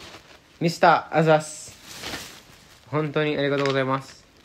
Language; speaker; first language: Japanese; non-native, learner; English